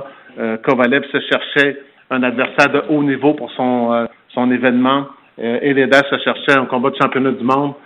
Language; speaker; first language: French; native; French